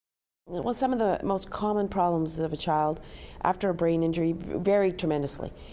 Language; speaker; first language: English; native; English